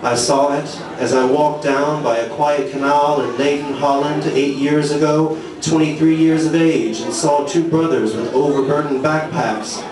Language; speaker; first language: English; native; English